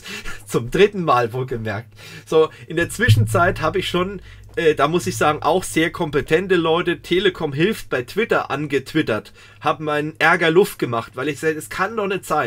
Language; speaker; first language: German; native; German